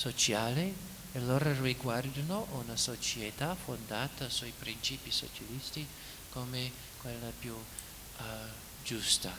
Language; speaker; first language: Italian; non-native, fluent; English